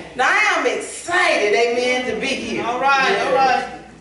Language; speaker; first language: English; native; English